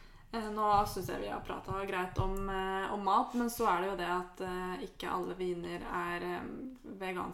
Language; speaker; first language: Norwegian; native; Norwegian